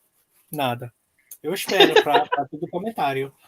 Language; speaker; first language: Portuguese; non-native, learner; English